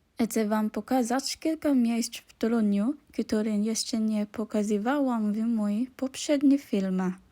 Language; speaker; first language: Polish; non-native, learner; Filipino